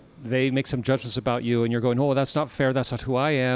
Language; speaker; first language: English; native; English